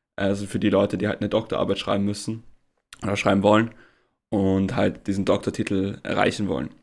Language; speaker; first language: German; native; German